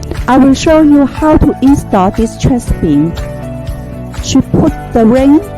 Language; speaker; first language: English; non-native, learner; Chinese